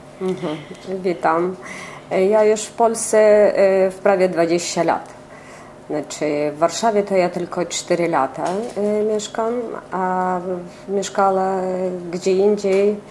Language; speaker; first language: Polish; non-native, local second language; Ukrainian